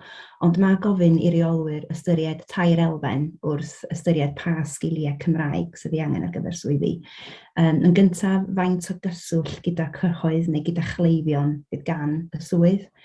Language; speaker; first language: Welsh; native; Welsh